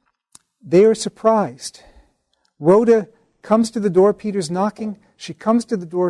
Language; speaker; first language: English; native; English